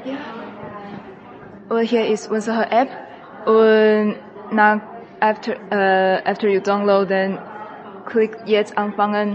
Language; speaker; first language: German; non-native, learner; Chinese